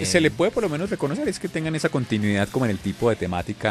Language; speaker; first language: Spanish; native; Spanish